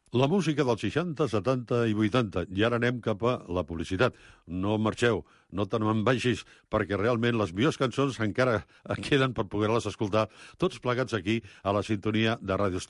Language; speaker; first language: Catalan; native; Catalan